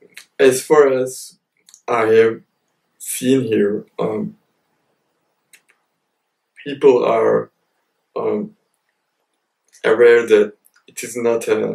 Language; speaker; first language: English; non-native, fluent; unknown